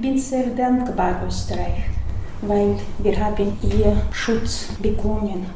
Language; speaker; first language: German; non-native, learner; Chechen